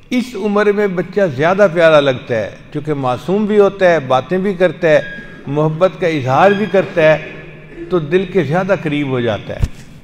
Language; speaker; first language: Urdu; non-native, local second language; Punjabi